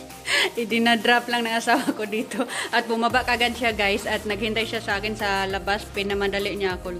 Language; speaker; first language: Filipino; native; Filipino